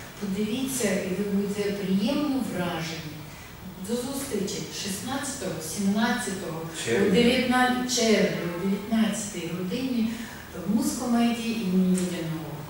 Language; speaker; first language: Ukrainian; non-native, local second language; Russian